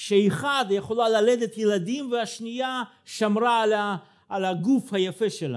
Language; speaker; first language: Hebrew; non-native, fluent; Russian